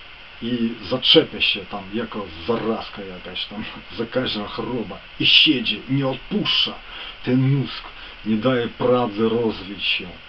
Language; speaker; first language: Polish; non-native, fluent; Ukrainian